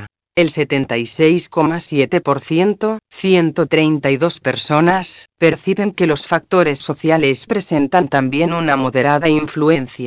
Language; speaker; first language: Spanish; native; Spanish